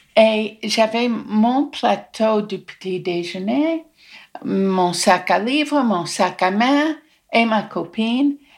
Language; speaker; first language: French; non-native, fluent; English